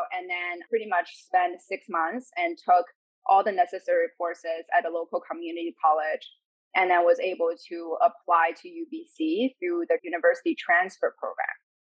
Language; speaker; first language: English; non-native, fluent; Chinese